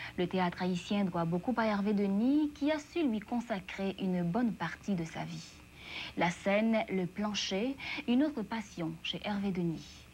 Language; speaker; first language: French; non-native, local second language; Haitian Creole